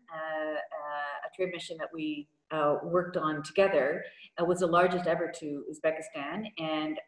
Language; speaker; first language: English; native; English